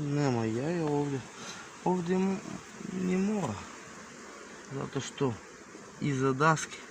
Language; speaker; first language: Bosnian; non-native, learner; Russian